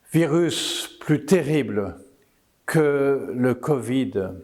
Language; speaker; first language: French; native; French